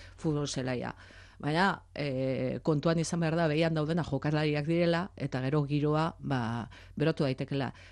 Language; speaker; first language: Basque; native; Basque